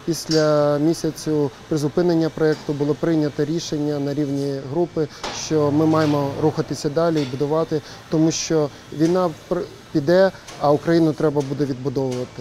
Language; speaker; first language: Ukrainian; native; Ukrainian